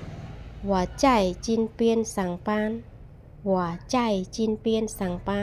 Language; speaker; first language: Chinese; non-native, fluent; Khmer